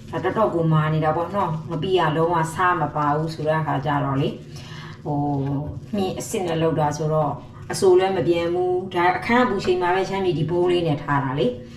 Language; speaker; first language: Burmese; native; Burmese